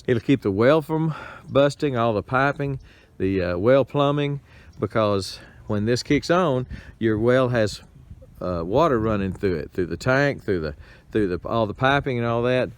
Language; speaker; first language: English; native; English